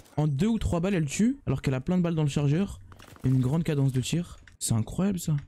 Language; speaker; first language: French; native; French